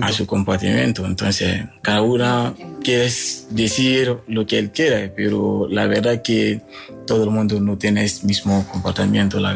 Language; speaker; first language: Spanish; non-native, learner; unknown